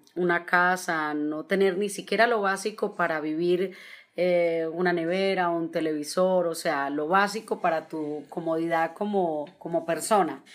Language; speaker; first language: Spanish; native; Spanish